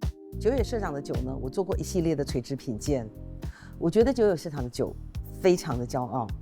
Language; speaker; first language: Chinese; native; Chinese